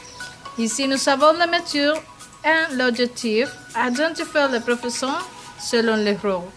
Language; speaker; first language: French; non-native, learner; Spanish